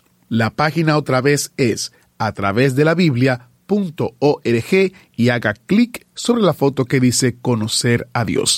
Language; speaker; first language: Spanish; native; Spanish